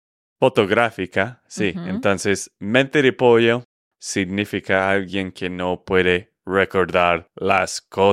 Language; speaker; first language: Spanish; non-native, fluent; English